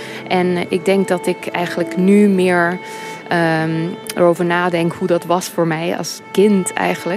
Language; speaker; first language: Dutch; early bilingual, heritage; English